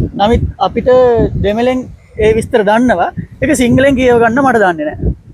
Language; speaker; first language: Sinhala; non-native, local second language; Tamil